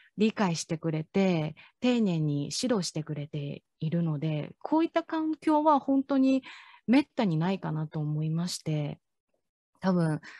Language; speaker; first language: Japanese; non-native, fluent; Chinese